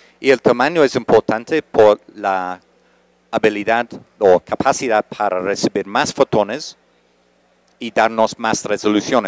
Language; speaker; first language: Spanish; non-native, fluent; English